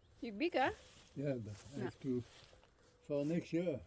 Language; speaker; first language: English; non-native, learner; French